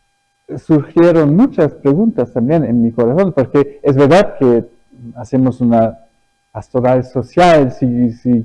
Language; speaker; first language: Spanish; early bilingual, other home language; German